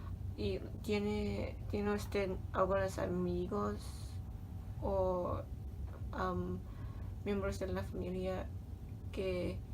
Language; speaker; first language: Spanish; non-native, learner; English